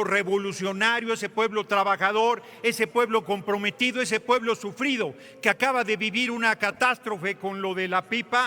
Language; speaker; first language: Spanish; native; Spanish